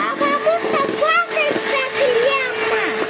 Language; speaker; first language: Russian; non-native, learner; Tajik